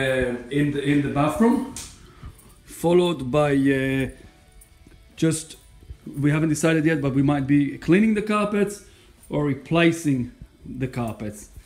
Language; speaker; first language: English; non-native, fluent; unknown